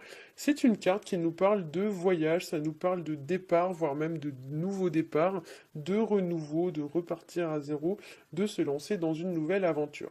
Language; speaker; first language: French; native; French